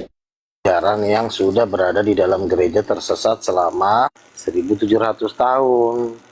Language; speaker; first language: Malay; native; Malay